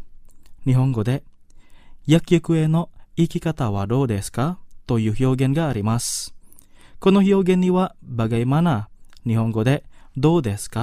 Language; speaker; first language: Japanese; non-native, fluent; Indonesian